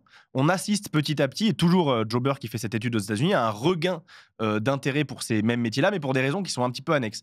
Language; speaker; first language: French; native; French